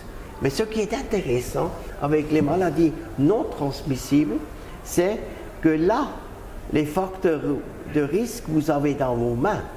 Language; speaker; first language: French; non-native, fluent; German